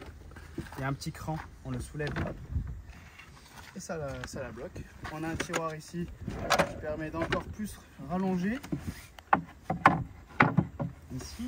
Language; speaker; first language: French; native; French